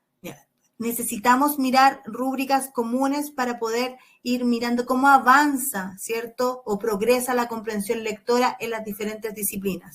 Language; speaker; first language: Spanish; native; Spanish